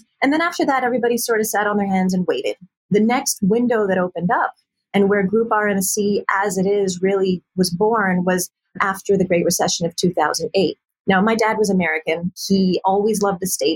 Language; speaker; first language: English; native; English